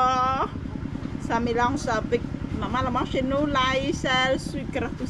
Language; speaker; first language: French; non-native, learner; Khmer